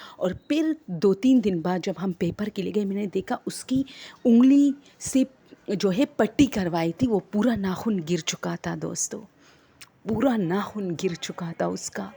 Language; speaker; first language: Urdu; non-native, local second language; Pashto